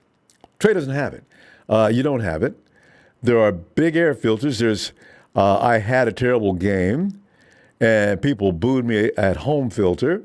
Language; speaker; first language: English; native; English